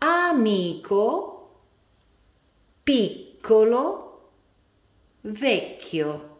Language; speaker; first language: Italian; non-native, fluent; Latvian